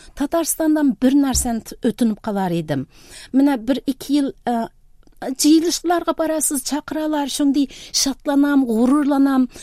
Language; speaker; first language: Tatar; early bilingual, heritage; Tatar